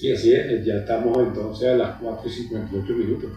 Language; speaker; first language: Spanish; native; Spanish